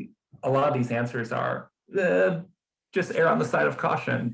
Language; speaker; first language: English; native; English